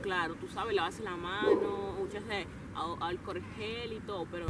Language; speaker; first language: Spanish; native; Spanish